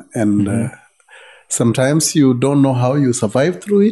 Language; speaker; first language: English; non-native, local second language; Luo (Kenya and Tanzania)